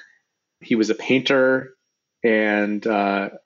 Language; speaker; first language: English; native; English